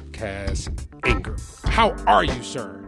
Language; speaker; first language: English; native; English